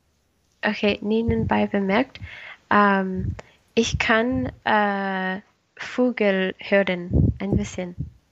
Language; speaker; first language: German; non-native, learner; Spanish